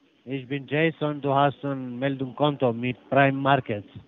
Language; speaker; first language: German; non-native, fluent; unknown